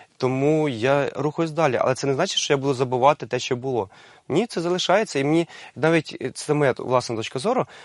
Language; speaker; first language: Ukrainian; native; Ukrainian